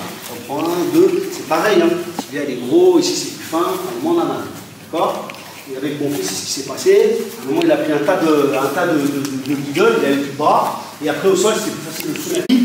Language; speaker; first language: French; native; French